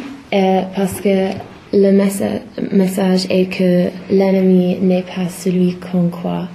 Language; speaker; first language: French; non-native, learner; English